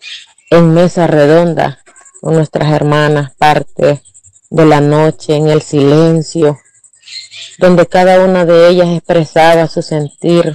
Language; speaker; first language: Spanish; native; Spanish